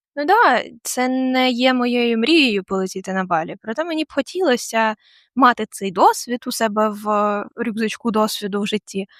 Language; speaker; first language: Ukrainian; non-native, local second language; Russian